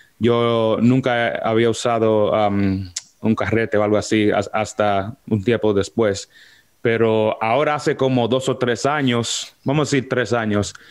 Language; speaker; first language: Spanish; early bilingual, heritage; Spanish